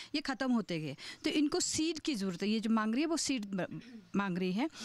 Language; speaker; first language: Hindi; native; Hindi